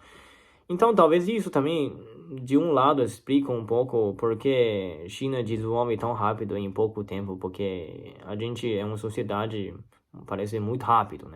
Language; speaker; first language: Portuguese; non-native, learner; Chinese